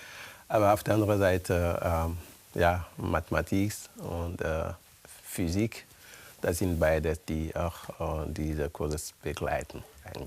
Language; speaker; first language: German; non-native, fluent; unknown